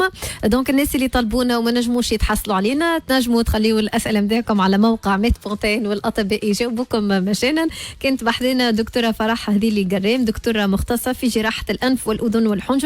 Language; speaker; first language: Arabic; native; Arabic